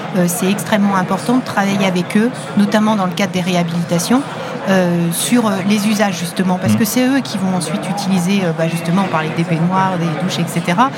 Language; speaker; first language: French; native; French